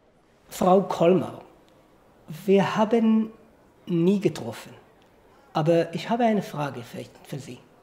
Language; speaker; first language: German; non-native, fluent; Hebrew